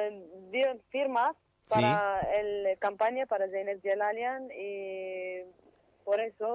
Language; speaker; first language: Spanish; non-native, learner; Kurdish